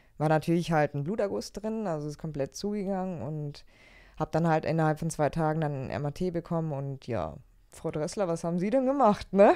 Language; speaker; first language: German; native; German